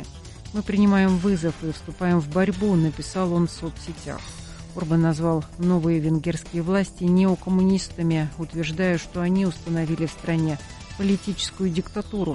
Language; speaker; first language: Russian; native; Russian